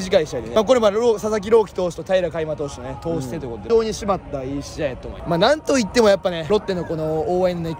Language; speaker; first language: Japanese; native; Japanese